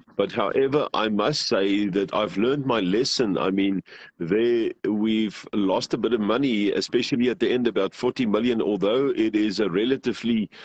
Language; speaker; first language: English; non-native, local second language; Afrikaans